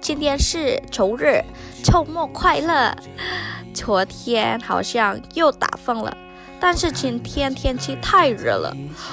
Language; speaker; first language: Chinese; non-native, learner; Indonesian